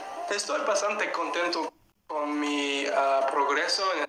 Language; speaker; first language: Spanish; non-native, learner; English